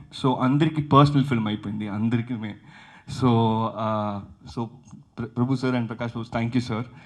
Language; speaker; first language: Telugu; early bilingual, heritage; Telugu